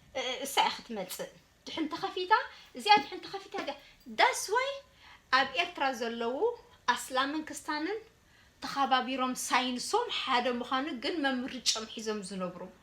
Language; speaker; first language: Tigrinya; early bilingual, heritage; Tigrinya